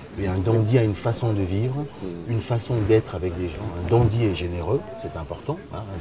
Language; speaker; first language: French; early bilingual, other home language; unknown